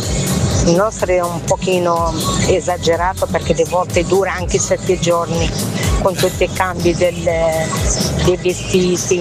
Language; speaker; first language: Italian; non-native, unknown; Arabic